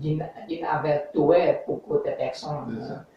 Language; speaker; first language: French; non-native, fluent; English